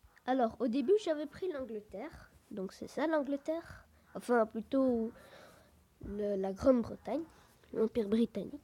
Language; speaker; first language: French; native; French